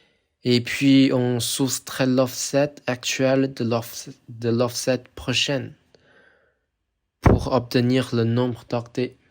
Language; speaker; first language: French; non-native, fluent; Chinese